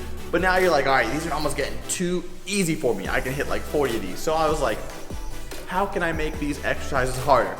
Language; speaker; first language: English; native; English